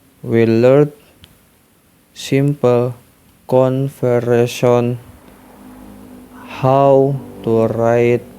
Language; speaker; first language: English; non-native, learner; Indonesian